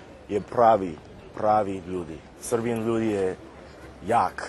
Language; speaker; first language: Serbian; non-native, learner; English